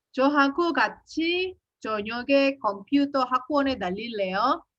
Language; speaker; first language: Korean; non-native, fluent; Indonesian